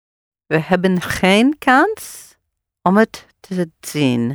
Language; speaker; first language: Dutch; non-native, learner; English